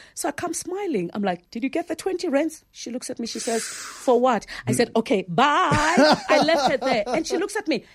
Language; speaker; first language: English; non-native, local second language; Zulu